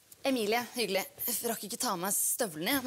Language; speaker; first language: Norwegian; native; Norwegian